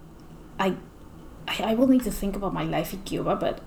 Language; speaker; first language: English; non-native, fluent; Spanish